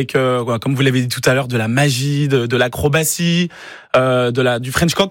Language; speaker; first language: French; native; French